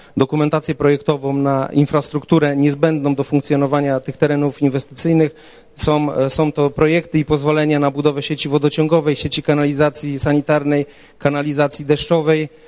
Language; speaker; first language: Polish; native; Polish